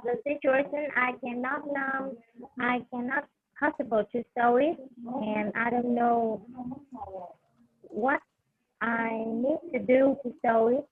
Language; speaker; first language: English; non-native, learner; Vietnamese